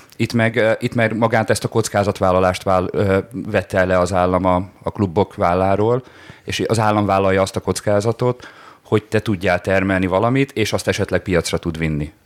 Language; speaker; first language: Hungarian; native; Hungarian